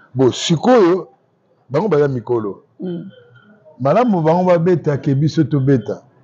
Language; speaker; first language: Lingala; native; Lingala